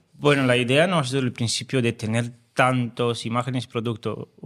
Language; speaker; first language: Spanish; non-native, fluent; Romanian